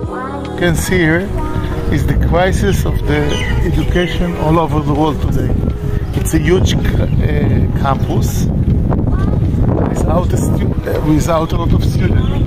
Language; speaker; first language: English; non-native, learner; Hebrew